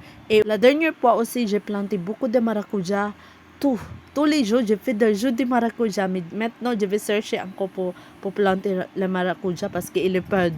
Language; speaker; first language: French; non-native, learner; Cebuano